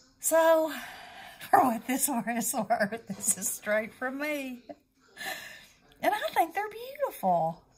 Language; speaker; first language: English; native; English